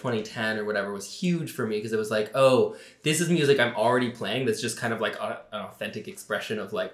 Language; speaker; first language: English; native; English